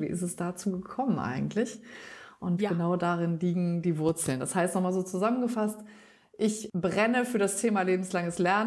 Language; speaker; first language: German; native; German